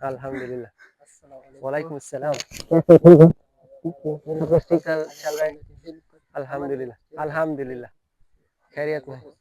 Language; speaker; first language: Hindi; non-native, fluent; Bangla